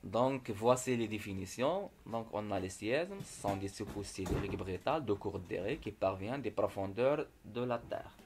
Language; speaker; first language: French; non-native, local second language; Arabic